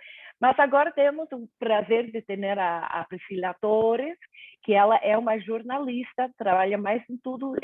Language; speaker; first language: Portuguese; non-native, fluent; Spanish